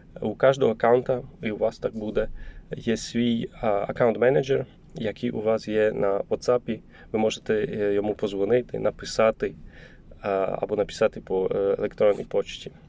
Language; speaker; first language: Ukrainian; non-native, learner; Polish